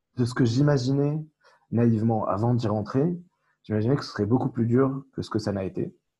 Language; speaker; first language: French; non-native, local second language; Arabic